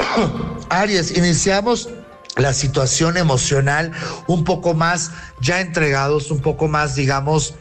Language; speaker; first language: Spanish; native; Spanish